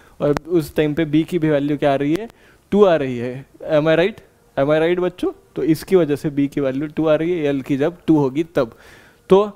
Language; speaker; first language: Hindi; non-native, local second language; Marathi